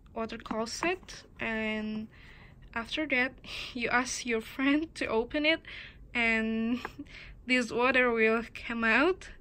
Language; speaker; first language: English; non-native, learner; Indonesian